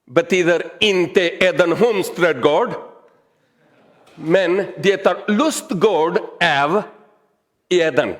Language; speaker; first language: Swedish; non-native, learner; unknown